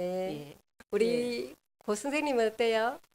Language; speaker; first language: Korean; native; Korean